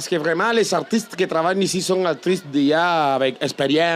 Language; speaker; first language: French; non-native, learner; Spanish